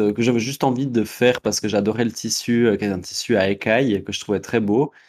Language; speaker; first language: French; native; French